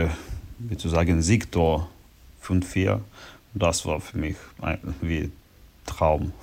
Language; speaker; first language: German; non-native, learner; Ukrainian